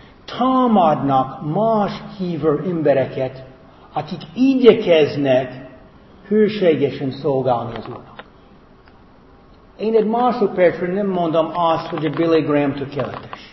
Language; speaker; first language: Hungarian; non-native, fluent; English